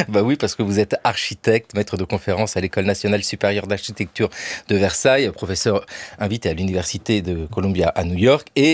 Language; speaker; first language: French; native; French